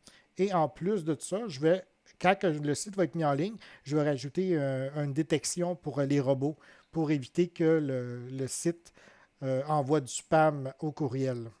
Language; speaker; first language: French; native; French